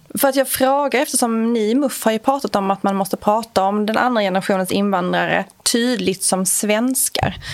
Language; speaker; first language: Swedish; native; Swedish